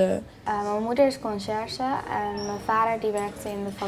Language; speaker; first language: Dutch; non-native, local second language; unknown